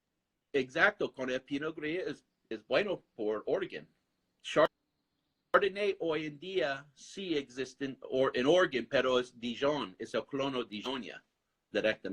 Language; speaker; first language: Spanish; non-native, fluent; English